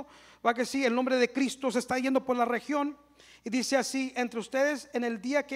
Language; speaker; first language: Spanish; early bilingual, heritage; Spanish